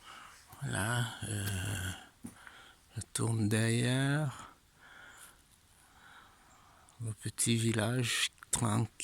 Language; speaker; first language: French; non-native, fluent; Italian